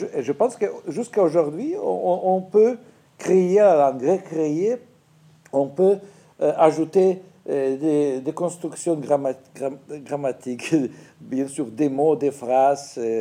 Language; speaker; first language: French; non-native, fluent; Russian